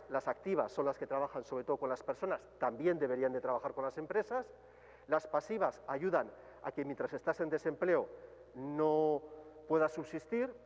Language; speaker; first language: Spanish; native; Spanish